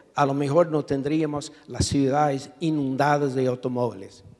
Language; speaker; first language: Spanish; non-native, fluent; English